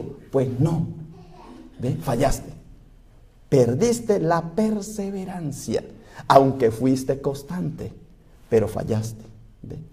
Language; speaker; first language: Spanish; native; Spanish